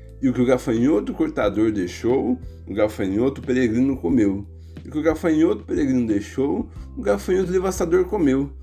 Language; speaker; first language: Portuguese; native; Portuguese